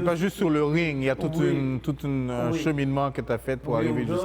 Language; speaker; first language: French; native; French